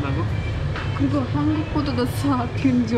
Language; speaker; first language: Korean; non-native, learner; Turkish